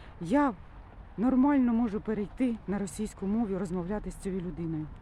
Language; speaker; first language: Ukrainian; non-native, local second language; Russian